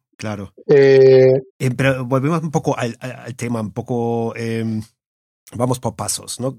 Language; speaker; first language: Spanish; early bilingual, heritage; Spanish